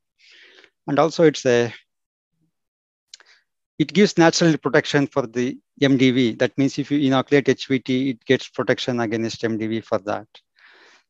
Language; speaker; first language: English; non-native, local second language; Kannada